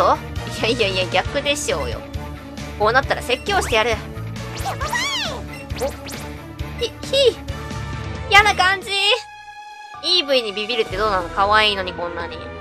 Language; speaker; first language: Japanese; native; Japanese